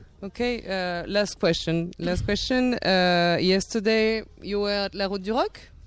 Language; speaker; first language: English; non-native, learner; French